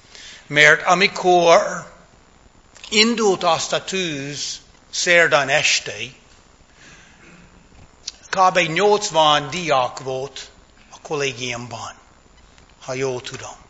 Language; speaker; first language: Hungarian; non-native, fluent; English